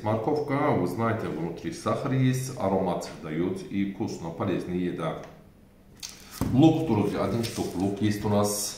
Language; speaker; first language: Russian; non-native, learner; Turkish